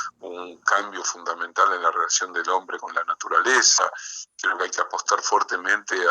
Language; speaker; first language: Spanish; native; Spanish